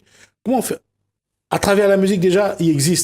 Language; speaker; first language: French; non-native, local second language; Réunion Creole French